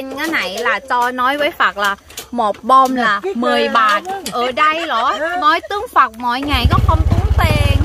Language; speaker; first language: Vietnamese; non-native, learner; Thai